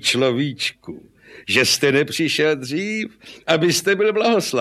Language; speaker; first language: Czech; native; Czech